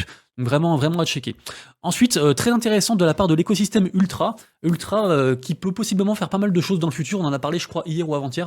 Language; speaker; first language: French; native; French